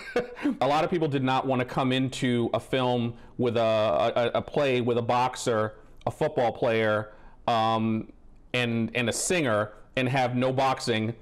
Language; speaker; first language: English; native; English